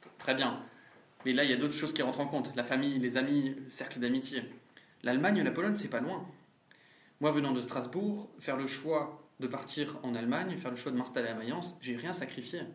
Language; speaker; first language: French; native; French